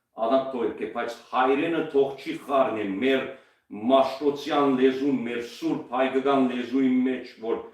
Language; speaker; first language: Armenian; early bilingual, heritage; Armenian